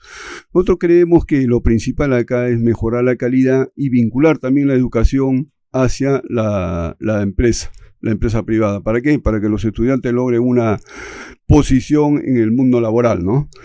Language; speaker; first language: Spanish; native; Spanish